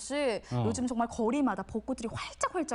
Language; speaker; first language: Korean; native; Korean